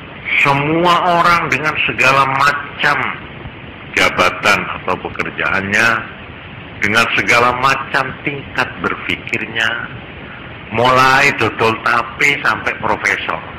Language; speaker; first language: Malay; non-native, local second language; Javanese